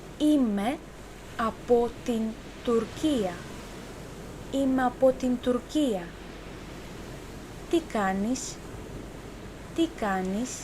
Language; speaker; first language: Greek; non-native, fluent; Turkish